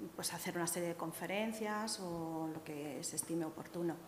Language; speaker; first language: Spanish; native; Spanish